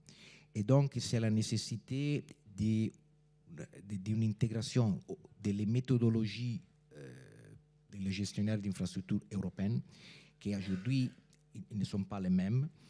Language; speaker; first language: French; non-native, fluent; Italian